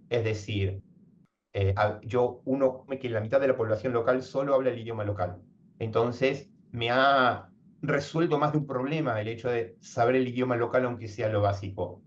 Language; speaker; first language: Spanish; native; Spanish